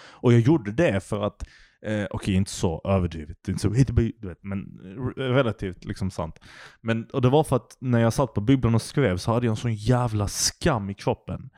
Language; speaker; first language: Swedish; early bilingual, other home language; Turkish